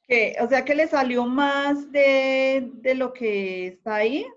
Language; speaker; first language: Spanish; native; Spanish